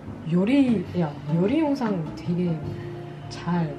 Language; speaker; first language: Korean; non-native, fluent; Indonesian